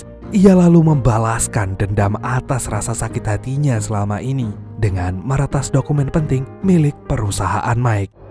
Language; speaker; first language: Indonesian; native; Indonesian